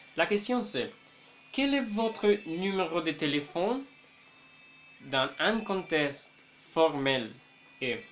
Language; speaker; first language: French; non-native, fluent; Spanish